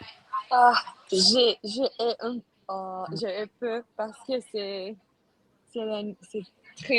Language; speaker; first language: French; non-native, learner; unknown